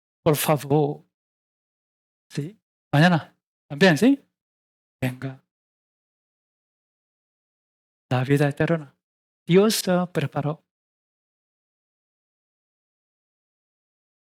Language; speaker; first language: Spanish; non-native, learner; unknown